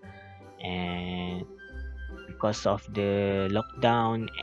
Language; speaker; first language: English; non-native, local second language; Malay